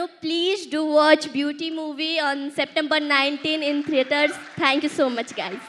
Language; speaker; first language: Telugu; early bilingual, heritage; Telugu